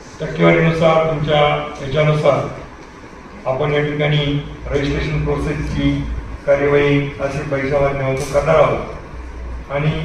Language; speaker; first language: Marathi; native; Marathi